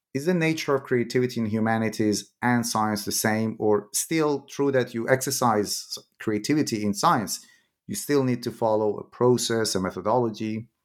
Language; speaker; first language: English; non-native, fluent; Persian